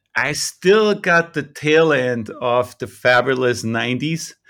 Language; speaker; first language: English; non-native, fluent; German